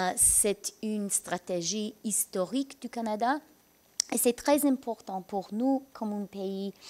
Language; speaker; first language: French; non-native, learner; English